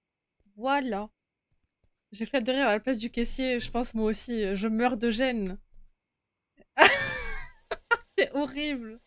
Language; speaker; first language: French; native; French